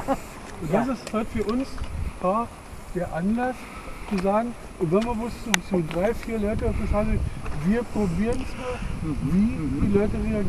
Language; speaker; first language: German; native; German